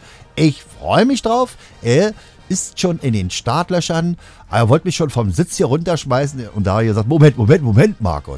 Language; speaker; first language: German; native; German